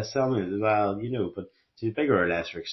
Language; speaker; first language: English; native; English